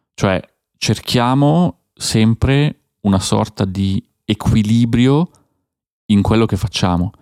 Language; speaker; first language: Italian; native; Italian